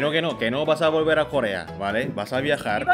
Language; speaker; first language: Spanish; non-native, fluent; Indonesian